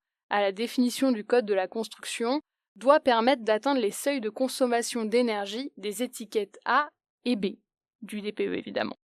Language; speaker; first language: French; native; French